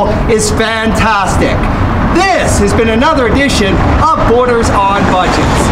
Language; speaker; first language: English; native; English